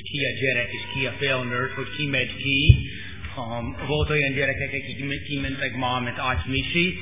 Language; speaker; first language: Hungarian; non-native, learner; English